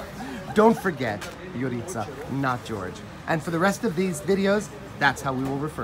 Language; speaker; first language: English; native; English